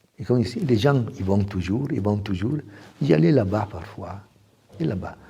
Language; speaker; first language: French; non-native, fluent; Italian